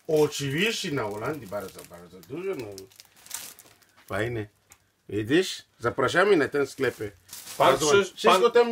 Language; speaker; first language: Polish; non-native, learner; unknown